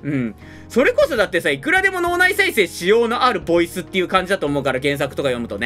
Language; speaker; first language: Japanese; native; Japanese